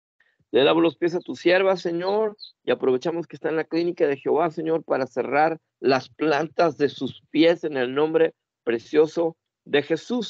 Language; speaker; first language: Spanish; native; Spanish